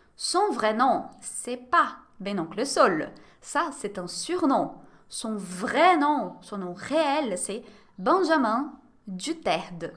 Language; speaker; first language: French; non-native, fluent; Portuguese